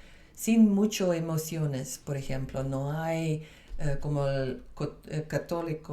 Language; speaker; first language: Spanish; non-native, fluent; Dutch